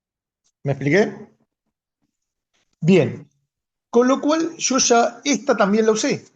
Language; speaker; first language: Spanish; native; Spanish